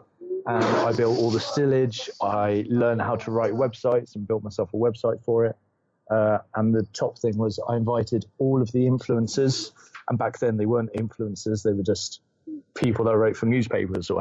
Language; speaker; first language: English; native; English